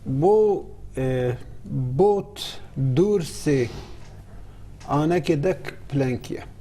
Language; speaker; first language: Hindi; non-native, learner; Turkish